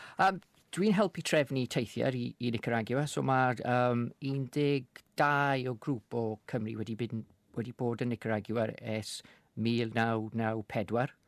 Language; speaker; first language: Welsh; non-native, fluent; English